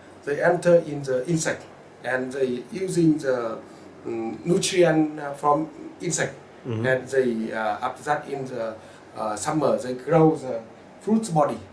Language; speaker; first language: English; non-native, learner; Vietnamese